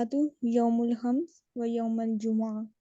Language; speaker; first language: Arabic; non-native, learner; Urdu